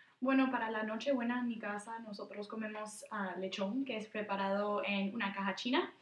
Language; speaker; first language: Spanish; early bilingual, heritage; Spanish